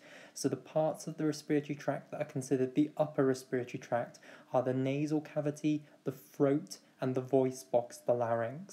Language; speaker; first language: English; native; English